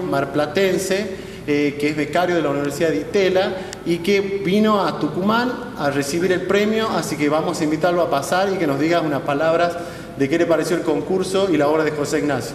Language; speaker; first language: Spanish; native; Spanish